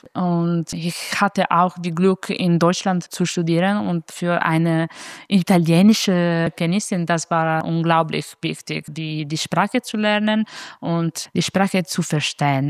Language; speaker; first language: German; non-native, fluent; Italian